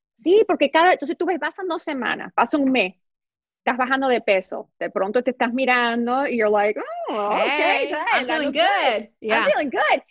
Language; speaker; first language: Spanish; early bilingual, heritage; Spanish